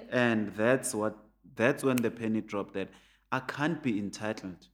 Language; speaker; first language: English; non-native, local second language; Venda